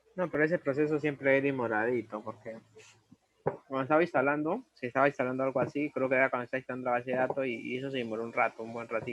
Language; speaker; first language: Spanish; native; Spanish